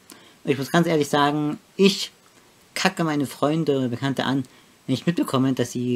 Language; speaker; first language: German; native; German